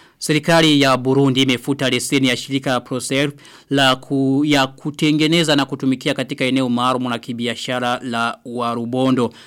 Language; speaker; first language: Swahili; non-native, local second language; Rundi